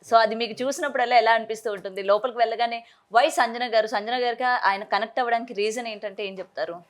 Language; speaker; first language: Telugu; native; Telugu